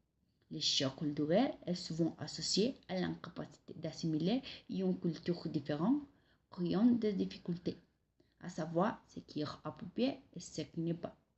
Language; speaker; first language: French; non-native, learner; Spanish